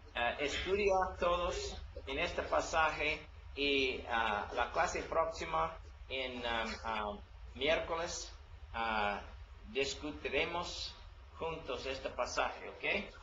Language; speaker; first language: Spanish; non-native, learner; English